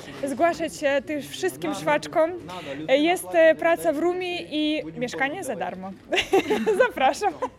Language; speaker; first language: Polish; non-native, fluent; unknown